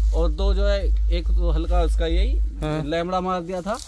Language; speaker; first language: Hindi; native; Hindi